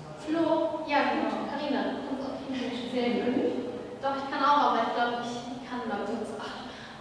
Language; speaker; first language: German; native; German